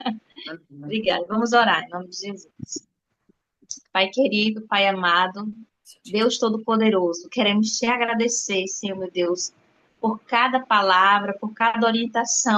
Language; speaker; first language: Portuguese; native; Portuguese